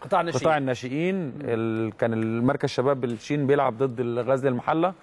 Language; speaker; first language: Arabic; native; Arabic